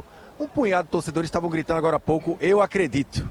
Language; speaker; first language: Portuguese; native; Portuguese